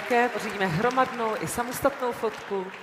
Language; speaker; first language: Czech; native; Czech